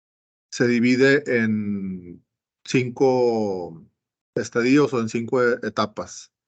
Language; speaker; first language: Spanish; native; Spanish